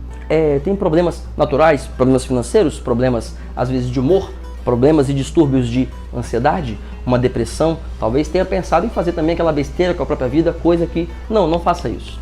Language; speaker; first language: Portuguese; native; Portuguese